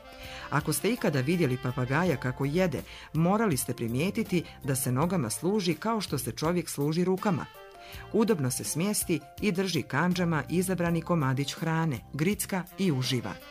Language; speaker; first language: Croatian; native; Croatian